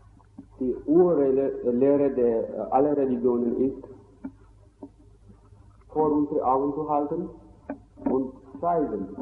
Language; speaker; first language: German; non-native, fluent; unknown